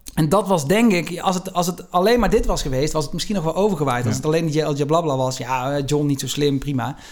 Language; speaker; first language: Dutch; native; Dutch